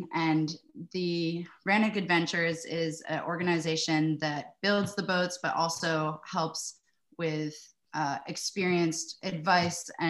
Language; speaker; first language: English; native; English